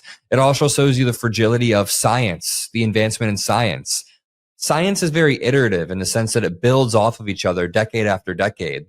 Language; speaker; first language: English; native; English